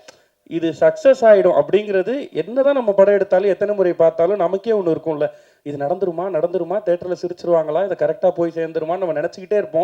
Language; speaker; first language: Tamil; native; Tamil